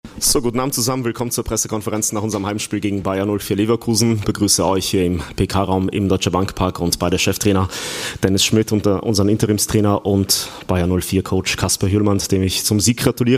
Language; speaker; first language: German; native; German